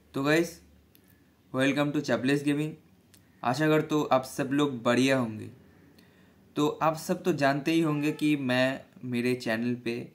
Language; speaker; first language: Hindi; non-native, local second language; Bangla